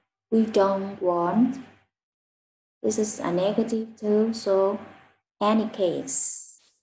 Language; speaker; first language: English; non-native, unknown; Vietnamese